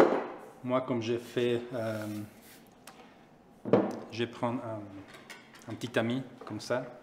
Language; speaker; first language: French; non-native, fluent; Spanish